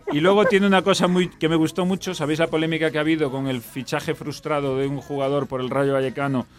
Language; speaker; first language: Spanish; native; Spanish